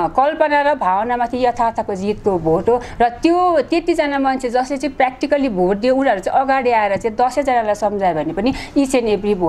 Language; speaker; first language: Nepali; native; Nepali